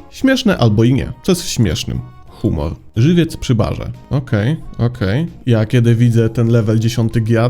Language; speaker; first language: Polish; native; Polish